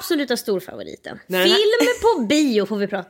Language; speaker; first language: Swedish; native; Swedish